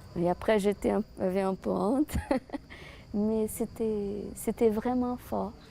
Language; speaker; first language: French; non-native, fluent; Portuguese